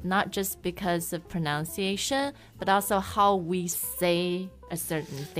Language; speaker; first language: English; non-native, fluent; Chinese